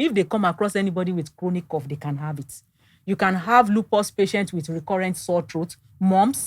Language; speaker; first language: English; non-native, local second language; Yoruba